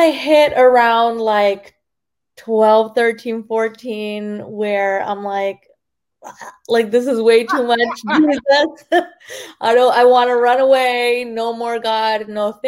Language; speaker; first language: English; early bilingual, other home language; Spanish